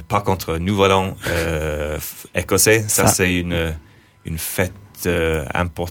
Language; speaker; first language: French; non-native, fluent; English